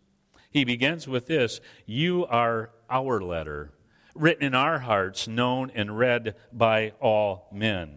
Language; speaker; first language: English; native; English